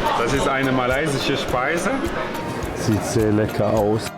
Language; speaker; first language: German; non-native, learner; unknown